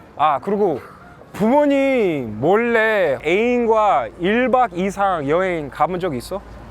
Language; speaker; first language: Korean; non-native, fluent; English